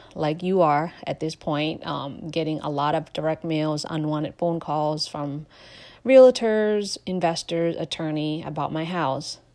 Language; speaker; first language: English; non-native, fluent; Lao